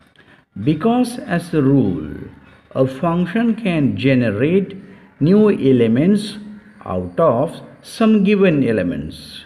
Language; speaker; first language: English; non-native, local second language; Tamil